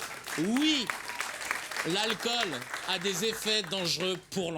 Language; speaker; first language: French; native; French